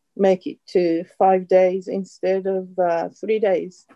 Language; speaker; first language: English; non-native, fluent; Japanese